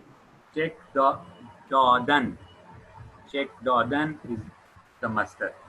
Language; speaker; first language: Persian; non-native, fluent; Urdu